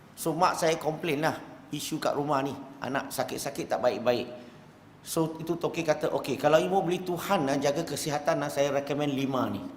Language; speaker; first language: Malay; non-native, local second language; Chinese